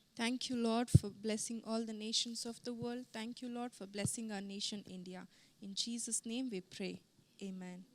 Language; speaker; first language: English; non-native, local second language; Kannada